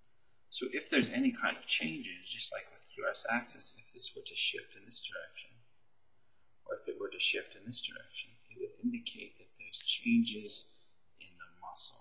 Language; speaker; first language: English; native; English